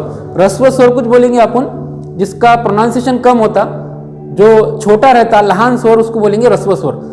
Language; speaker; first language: Hindi; non-native, local second language; Marathi